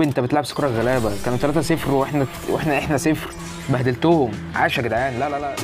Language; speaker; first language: Arabic; native; Arabic